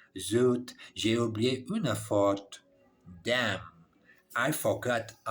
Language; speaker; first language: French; non-native, learner; English